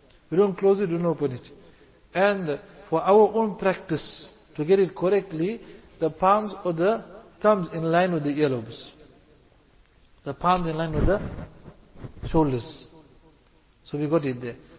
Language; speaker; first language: English; native; English